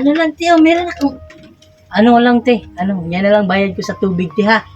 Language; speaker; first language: Filipino; non-native, local second language; Cebuano